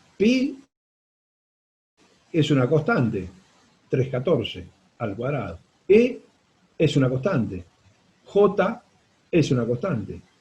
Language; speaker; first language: Spanish; native; Spanish